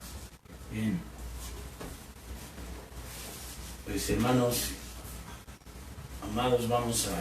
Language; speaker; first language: Spanish; native; Spanish